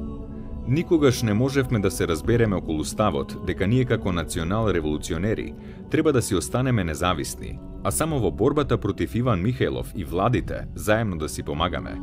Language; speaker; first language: Macedonian; native; Macedonian